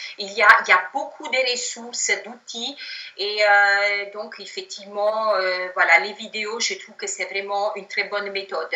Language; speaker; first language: French; non-native, fluent; Italian